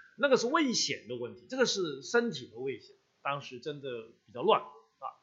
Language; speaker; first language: Chinese; non-native, local second language; Cantonese